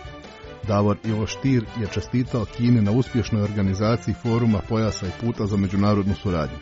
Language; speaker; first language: Croatian; native; Croatian